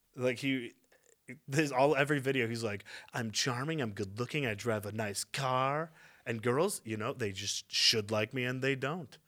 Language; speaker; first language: English; native; English